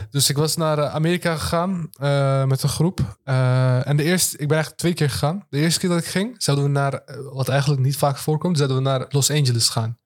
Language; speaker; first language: Dutch; early bilingual, other home language; Turkish